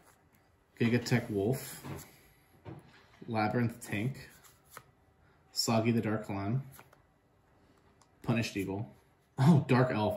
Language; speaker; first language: English; native; English